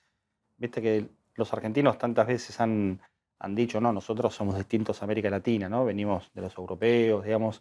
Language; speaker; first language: Spanish; native; Spanish